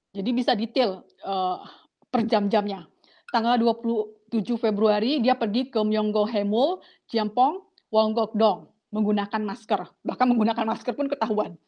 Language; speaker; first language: Indonesian; native; Indonesian